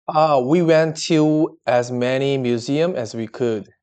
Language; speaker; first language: English; non-native, learner; Korean